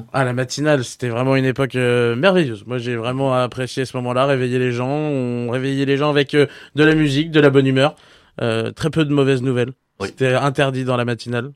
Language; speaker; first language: French; native; French